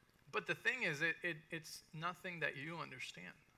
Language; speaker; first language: English; native; English